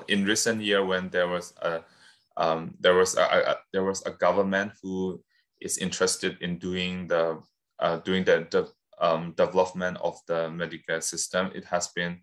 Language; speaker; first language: English; non-native, fluent; Burmese